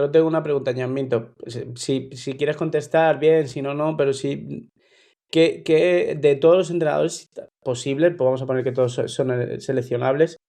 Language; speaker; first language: Spanish; native; Spanish